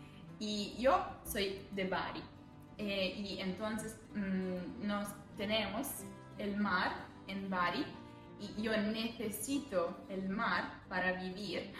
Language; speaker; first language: Spanish; non-native, fluent; Italian